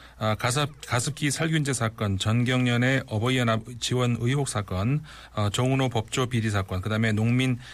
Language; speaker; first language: Korean; native; Korean